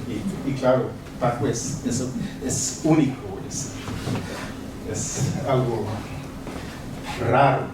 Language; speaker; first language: Spanish; non-native, fluent; Swedish